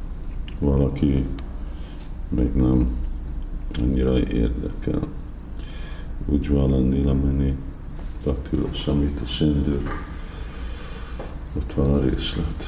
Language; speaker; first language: Hungarian; non-native, fluent; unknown